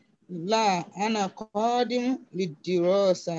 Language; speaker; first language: Arabic; non-native, learner; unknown